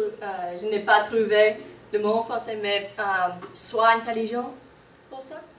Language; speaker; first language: French; non-native, learner; English